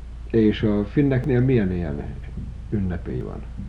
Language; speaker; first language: Hungarian; native; Hungarian